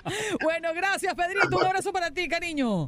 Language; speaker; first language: Spanish; native; Spanish